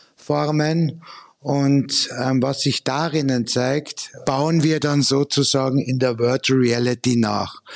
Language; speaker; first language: German; native; German